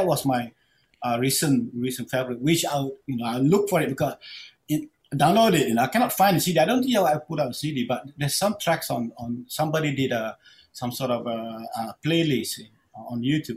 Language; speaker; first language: English; non-native, local second language; Malay